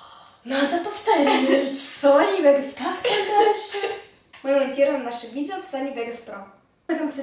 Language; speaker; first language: Russian; native; Russian